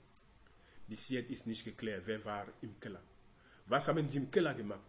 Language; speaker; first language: German; non-native, learner; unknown